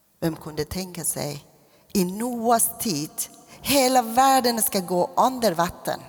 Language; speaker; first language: Swedish; non-native, fluent; Persian